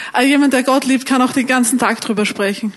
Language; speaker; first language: German; native; German